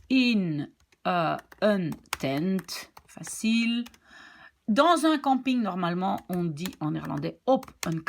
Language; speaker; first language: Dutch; non-native, fluent; French